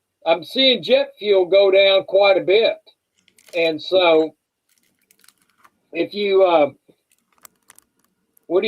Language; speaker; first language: English; native; English